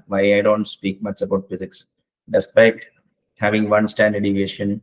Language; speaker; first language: English; non-native, local second language; Malayalam